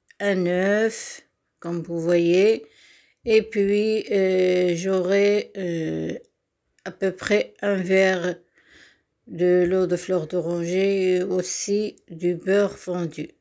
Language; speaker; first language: French; non-native, local second language; Arabic